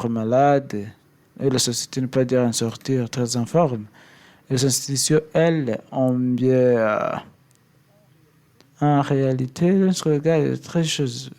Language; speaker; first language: French; non-native, learner; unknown